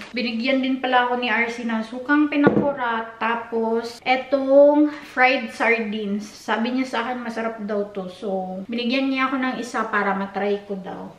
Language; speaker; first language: Filipino; non-native, local second language; Cebuano